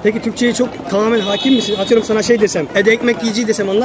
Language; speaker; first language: Turkish; native; Turkish